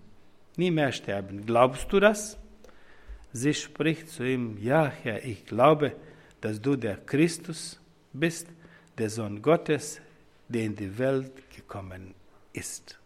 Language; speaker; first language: German; non-native, fluent; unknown